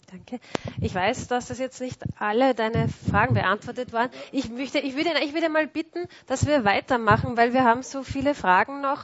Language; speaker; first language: German; native; German